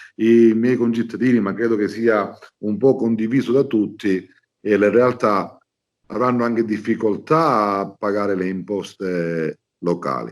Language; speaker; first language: Italian; native; Italian